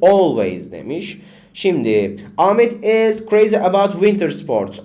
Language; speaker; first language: English; non-native, fluent; Turkish